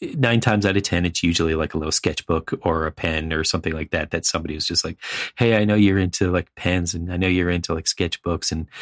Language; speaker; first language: English; native; English